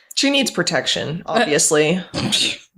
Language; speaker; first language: English; native; English